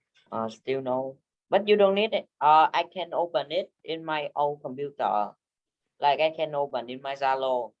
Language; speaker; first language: English; non-native, learner; Vietnamese